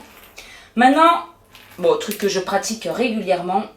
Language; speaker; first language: French; native; French